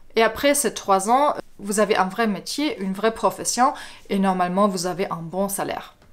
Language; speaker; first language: French; non-native, fluent; German